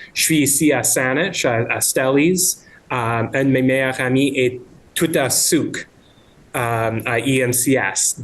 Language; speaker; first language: French; non-native, local second language; English